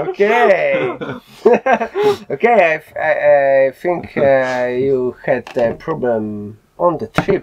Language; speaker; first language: English; non-native, learner; Polish